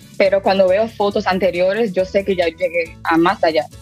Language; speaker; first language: Spanish; early bilingual, heritage; Spanish